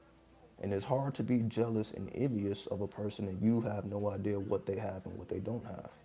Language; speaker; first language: English; native; English